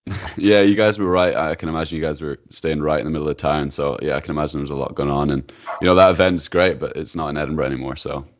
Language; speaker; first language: English; native; English